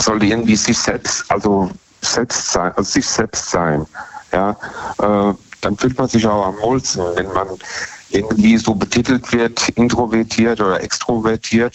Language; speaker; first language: German; native; German